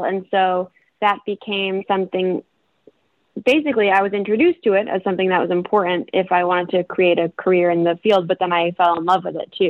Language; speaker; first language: English; native; English